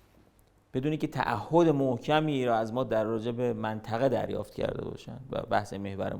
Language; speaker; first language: Persian; native; Persian